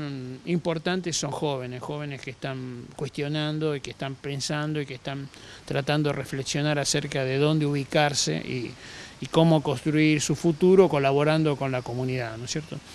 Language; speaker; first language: Spanish; native; Spanish